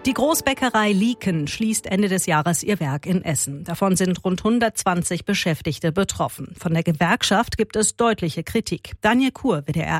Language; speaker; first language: German; native; German